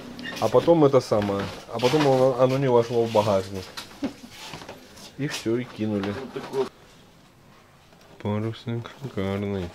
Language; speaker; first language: Russian; native; Russian